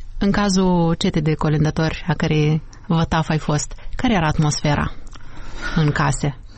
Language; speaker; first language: Romanian; native; Romanian